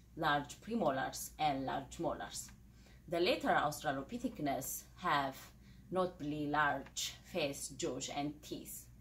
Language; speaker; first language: English; non-native, fluent; Amharic